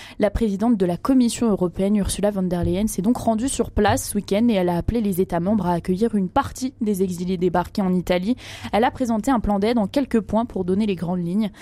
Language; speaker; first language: French; native; French